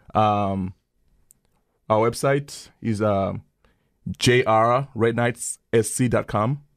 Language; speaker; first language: English; early bilingual, other home language; Swahili